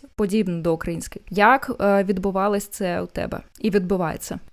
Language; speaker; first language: Ukrainian; non-native, fluent; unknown